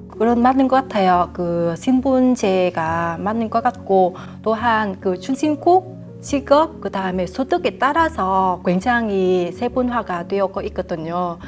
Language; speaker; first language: Korean; non-native, fluent; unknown